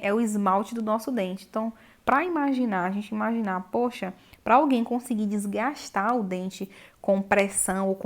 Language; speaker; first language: Portuguese; native; Portuguese